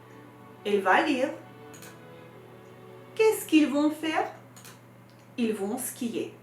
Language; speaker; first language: French; non-native, fluent; Romanian